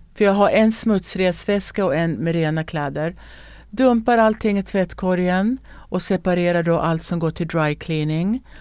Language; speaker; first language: Swedish; native; Swedish